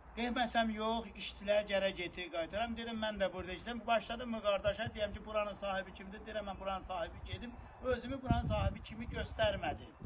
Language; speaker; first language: Azerbaijani; non-native, local second language; Talysh